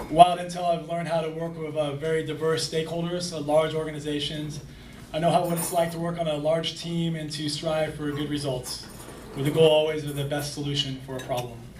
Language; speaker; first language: English; native; English